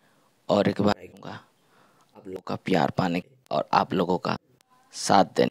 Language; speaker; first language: Hindi; non-native, local second language; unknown